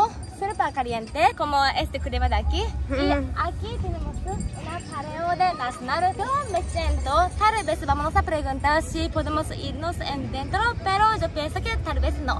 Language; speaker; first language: Spanish; non-native, learner; Japanese